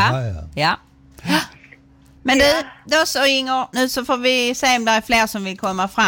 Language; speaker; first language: Swedish; native; Swedish